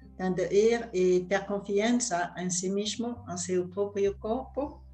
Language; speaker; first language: Portuguese; non-native, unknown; French